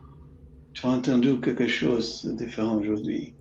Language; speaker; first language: French; non-native, fluent; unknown